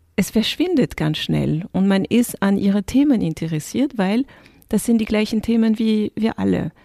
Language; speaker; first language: German; non-native, fluent; French